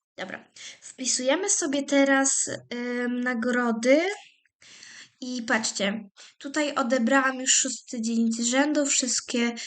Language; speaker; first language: Polish; native; Polish